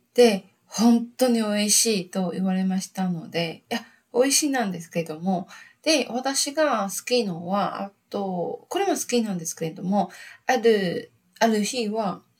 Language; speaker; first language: Japanese; non-native, learner; Chinese